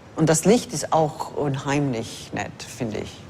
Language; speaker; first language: German; non-native, fluent; English